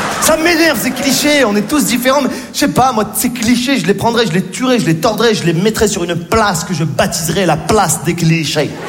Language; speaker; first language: French; native; French